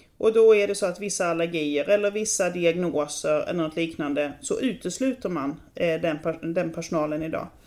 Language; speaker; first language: Swedish; native; Swedish